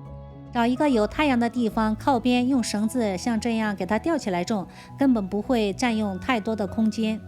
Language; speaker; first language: Chinese; native; Chinese